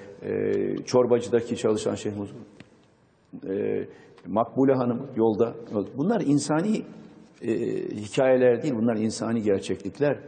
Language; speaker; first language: Turkish; native; Turkish